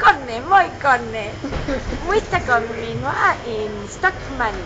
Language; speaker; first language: Finnish; non-native, learner; Spanish